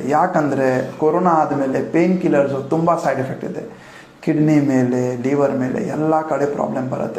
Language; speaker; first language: Kannada; non-native, local second language; Gujarati